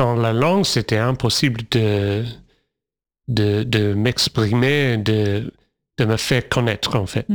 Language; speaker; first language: French; non-native, fluent; English